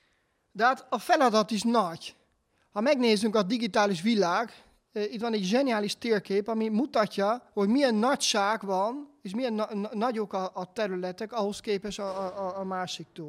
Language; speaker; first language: Hungarian; non-native, fluent; Dutch